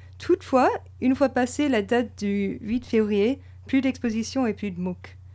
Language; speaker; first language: French; non-native, fluent; English